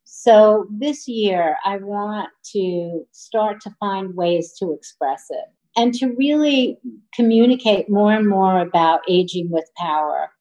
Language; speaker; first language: English; native; English